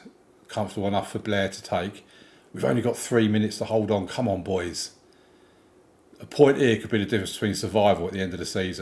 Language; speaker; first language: English; native; English